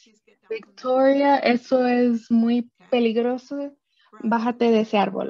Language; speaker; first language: Spanish; early bilingual, other home language; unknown